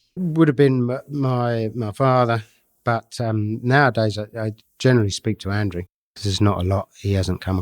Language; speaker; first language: English; native; English